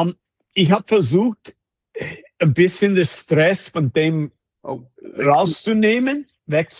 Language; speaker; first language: German; non-native, fluent; English